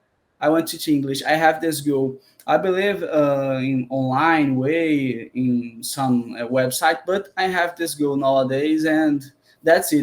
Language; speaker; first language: English; non-native, learner; Portuguese